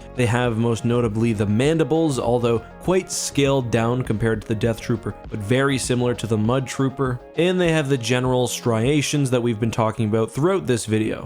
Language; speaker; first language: English; native; English